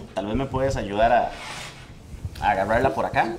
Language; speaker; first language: Spanish; native; Spanish